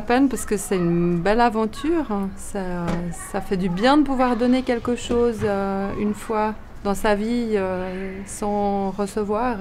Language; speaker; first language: French; native; French